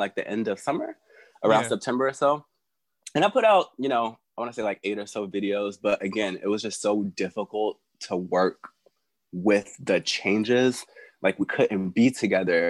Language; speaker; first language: English; native; English